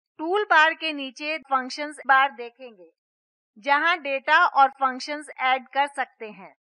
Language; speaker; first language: Hindi; non-native, local second language; Gujarati